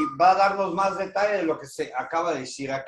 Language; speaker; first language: Spanish; native; Spanish